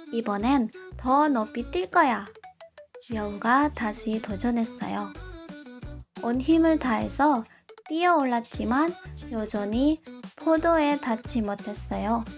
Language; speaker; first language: Korean; non-native, learner; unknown